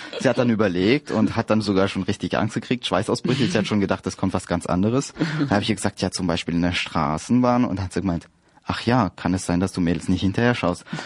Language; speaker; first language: German; early bilingual, other home language; French